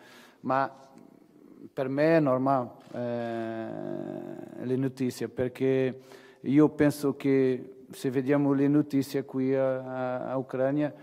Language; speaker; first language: Italian; non-native, fluent; Portuguese